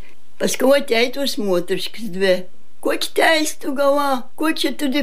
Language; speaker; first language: Lithuanian; native; Lithuanian